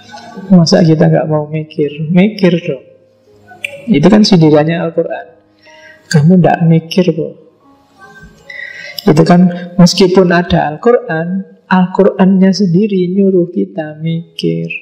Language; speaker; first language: Indonesian; native; Indonesian